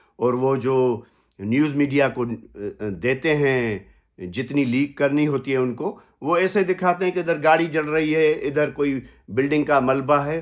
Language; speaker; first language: Urdu; non-native, local second language; Sindhi